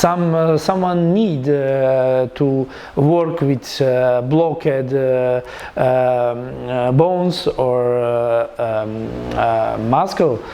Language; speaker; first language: English; non-native, learner; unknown